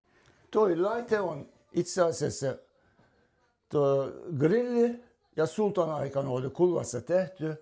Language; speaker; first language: Finnish; non-native, fluent; Turkish